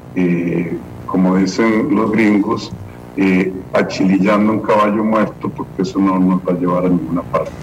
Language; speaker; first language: Spanish; native; Spanish